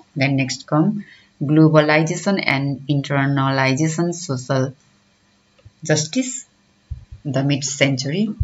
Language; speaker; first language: English; non-native, local second language; Nepali